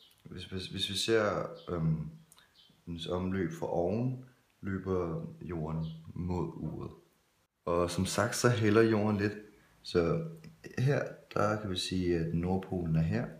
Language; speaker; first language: Danish; native; Danish